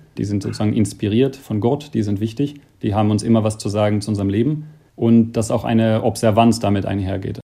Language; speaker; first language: German; native; German